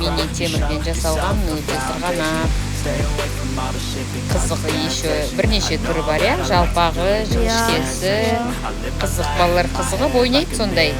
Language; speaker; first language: Kazakh; native; Kazakh